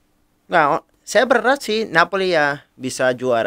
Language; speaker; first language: Indonesian; non-native, fluent; Italian